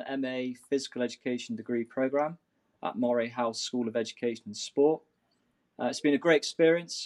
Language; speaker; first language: English; native; English